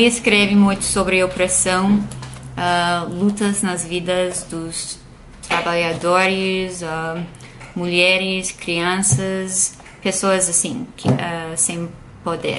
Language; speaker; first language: Portuguese; non-native, fluent; English